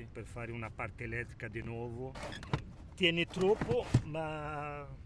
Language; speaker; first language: Italian; non-native, local second language; Spanish